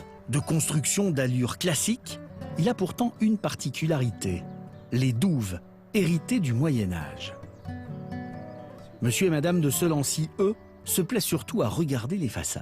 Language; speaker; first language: French; native; French